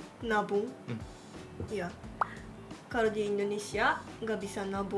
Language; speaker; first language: Indonesian; non-native, learner; Japanese